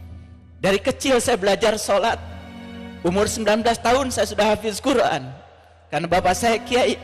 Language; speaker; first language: Indonesian; native; Indonesian